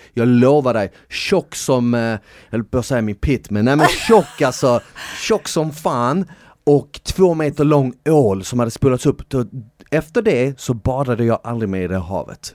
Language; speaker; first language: Swedish; early bilingual, other home language; Bosnian